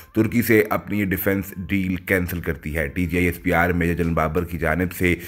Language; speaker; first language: Urdu; native; Urdu